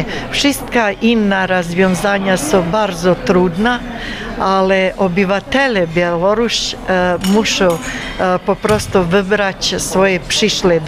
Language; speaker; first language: Polish; non-native, fluent; Bosnian